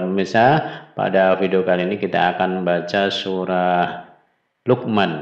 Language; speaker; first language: Indonesian; native; Indonesian